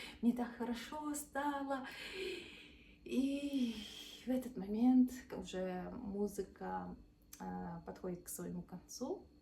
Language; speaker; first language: Russian; non-native, local second language; Yakut